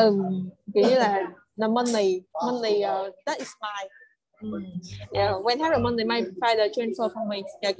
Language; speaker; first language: English; non-native, learner; Vietnamese